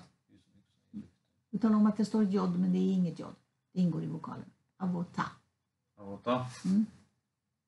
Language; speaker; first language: Swedish; native; Swedish